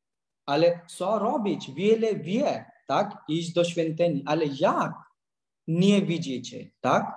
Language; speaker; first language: Polish; non-native, learner; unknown